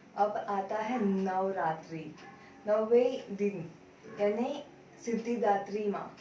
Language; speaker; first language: Hindi; non-native, local second language; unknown